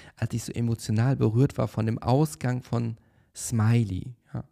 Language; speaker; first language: German; native; German